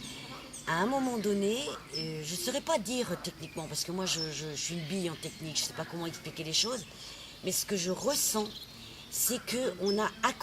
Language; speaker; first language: French; native; French